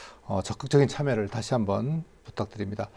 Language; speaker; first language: Korean; native; Korean